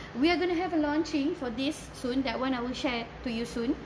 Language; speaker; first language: English; non-native, local second language; Malay